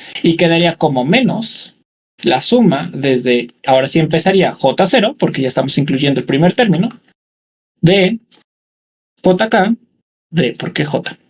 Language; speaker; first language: Spanish; native; Spanish